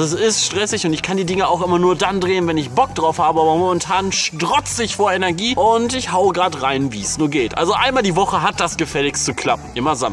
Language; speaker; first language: German; native; German